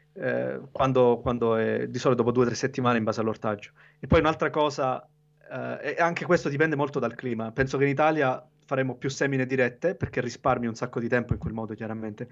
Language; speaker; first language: Italian; native; Italian